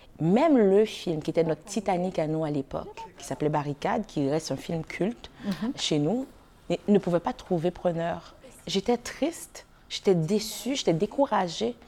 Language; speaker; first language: French; non-native, local second language; Haitian Creole